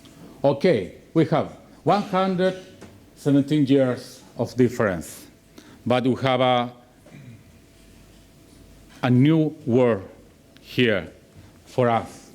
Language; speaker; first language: English; non-native, learner; Spanish